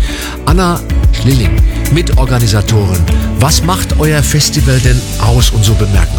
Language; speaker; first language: German; native; German